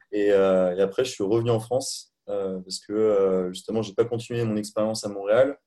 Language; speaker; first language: French; native; French